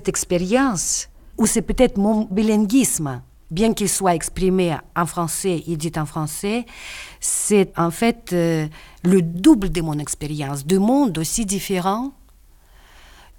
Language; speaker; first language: French; non-native, fluent; Russian